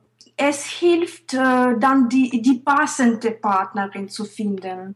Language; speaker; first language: German; non-native, fluent; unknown